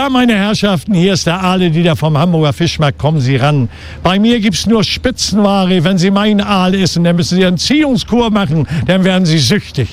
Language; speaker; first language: German; native; German